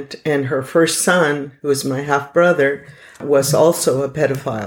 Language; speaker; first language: English; non-native, fluent; Spanish